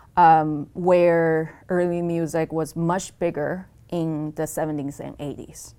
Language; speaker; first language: English; non-native, fluent; Chinese